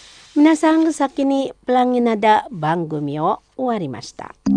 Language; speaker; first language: Japanese; non-native, fluent; Indonesian